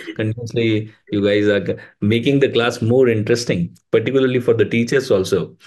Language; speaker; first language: English; non-native, local second language; Hindi